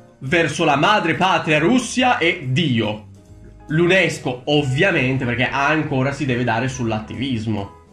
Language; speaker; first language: Italian; early bilingual, other home language; Romanian